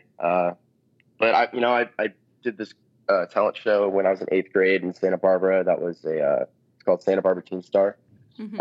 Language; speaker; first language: English; native; English